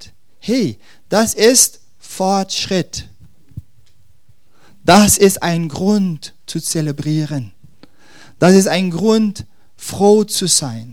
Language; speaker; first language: German; non-native, fluent; Dutch